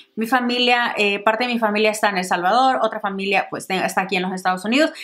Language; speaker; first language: Spanish; native; Spanish